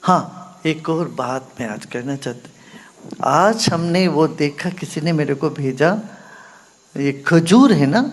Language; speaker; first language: Hindi; non-native, local second language; Kannada